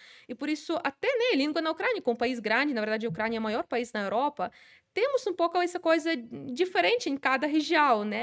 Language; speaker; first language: Portuguese; non-native, fluent; Ukrainian